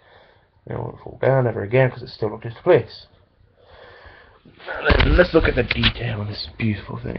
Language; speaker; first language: English; native; English